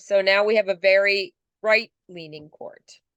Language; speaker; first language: English; native; English